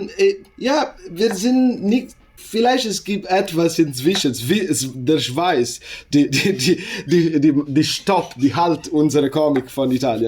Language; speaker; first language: German; non-native, learner; Italian